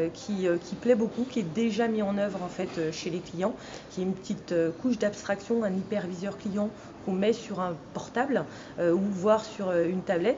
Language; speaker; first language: French; native; French